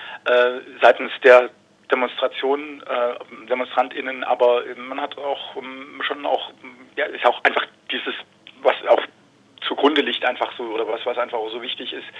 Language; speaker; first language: German; native; German